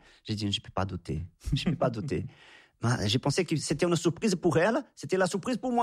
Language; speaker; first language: French; non-native, fluent; Portuguese